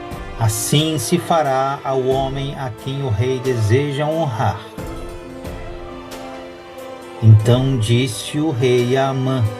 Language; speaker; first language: Portuguese; native; Portuguese